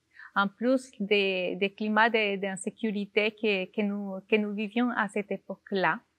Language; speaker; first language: French; non-native, fluent; Spanish